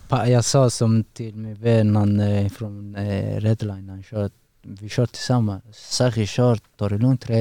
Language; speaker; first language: Swedish; non-native, learner; Persian